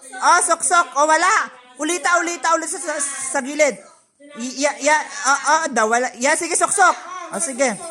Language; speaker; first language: Filipino; non-native, local second language; Cebuano